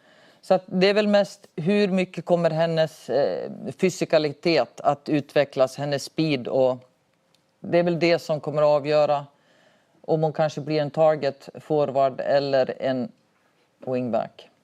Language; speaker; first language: Swedish; native; Swedish